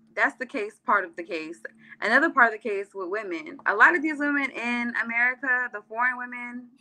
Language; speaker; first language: English; early bilingual, other home language; Arabic